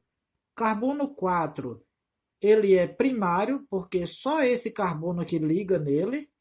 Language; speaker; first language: Portuguese; native; Portuguese